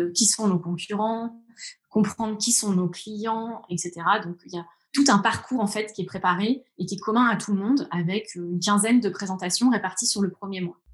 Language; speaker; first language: French; native; French